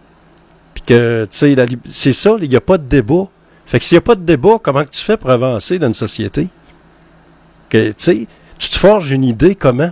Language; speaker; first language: French; native; French